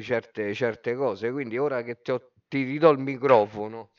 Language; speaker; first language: Italian; native; Italian